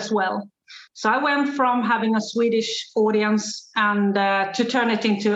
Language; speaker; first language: English; non-native, fluent; Swedish